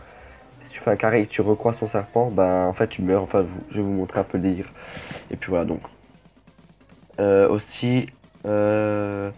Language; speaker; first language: French; native; French